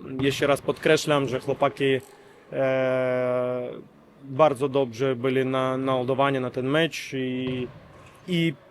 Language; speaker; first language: Polish; non-native, learner; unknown